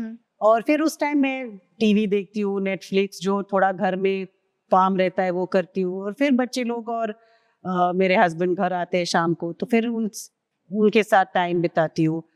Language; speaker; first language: Hindi; non-native, local second language; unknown